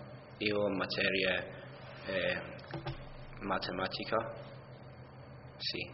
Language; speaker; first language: Italian; non-native, learner; English